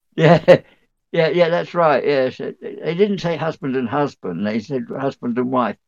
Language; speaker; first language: English; native; English